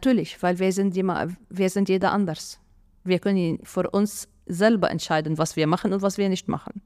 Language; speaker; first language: German; non-native, fluent; Arabic